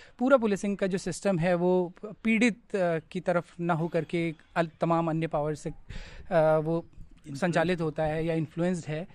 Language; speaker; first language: Hindi; native; Hindi